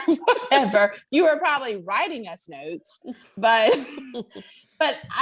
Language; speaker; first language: English; native; English